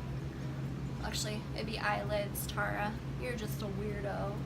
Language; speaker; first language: English; native; English